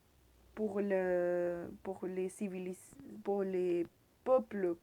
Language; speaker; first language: French; non-native, learner; Spanish